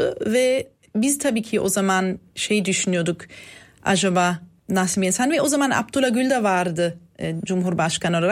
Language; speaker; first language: Turkish; non-native, fluent; German